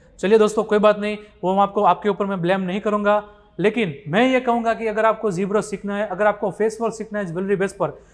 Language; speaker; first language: Hindi; non-native, local second language; Gujarati